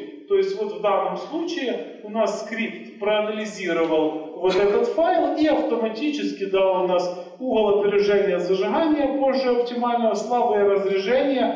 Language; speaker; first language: Russian; native; Russian